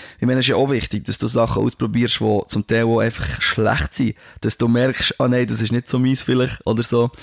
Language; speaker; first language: German; native; German